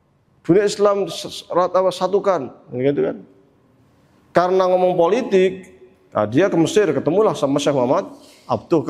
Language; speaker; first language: Indonesian; native; Indonesian